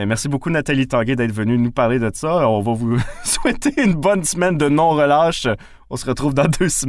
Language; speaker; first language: French; native; French